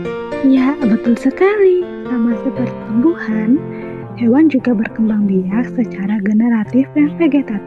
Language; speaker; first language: Indonesian; native; Indonesian